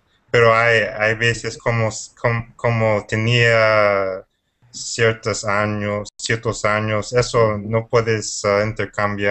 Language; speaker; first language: Spanish; non-native, fluent; English